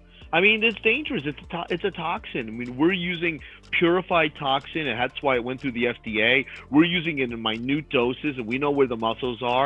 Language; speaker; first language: English; native; English